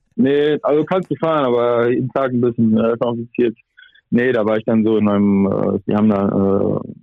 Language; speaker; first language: German; non-native, local second language; French